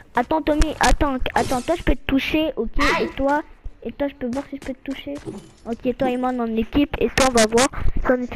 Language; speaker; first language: French; native; French